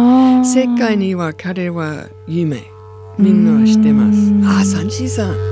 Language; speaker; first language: Japanese; non-native, learner; English